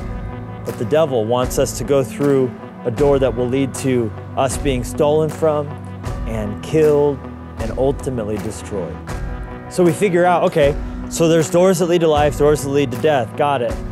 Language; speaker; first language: English; native; English